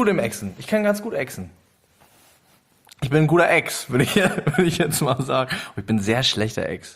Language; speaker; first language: German; native; German